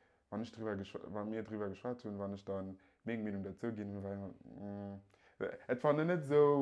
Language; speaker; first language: German; early bilingual, other home language; Yoruba